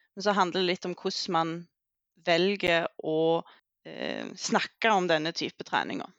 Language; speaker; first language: Norwegian; native; Norwegian